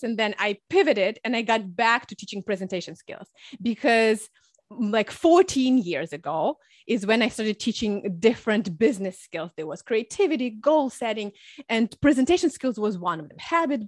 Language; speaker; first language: English; early bilingual, other home language; Russian